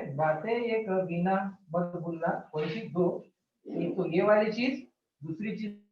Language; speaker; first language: Hindi; non-native, local second language; Marathi